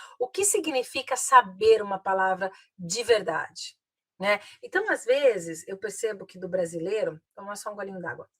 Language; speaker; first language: Portuguese; native; Portuguese